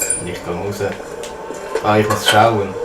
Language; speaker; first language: German; native; German